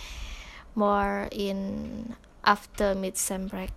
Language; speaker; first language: English; non-native, local second language; Malay